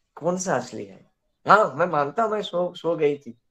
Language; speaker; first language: Hindi; native; Hindi